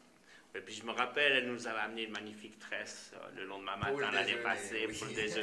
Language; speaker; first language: French; native; French